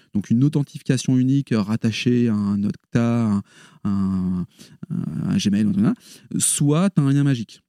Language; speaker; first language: French; native; French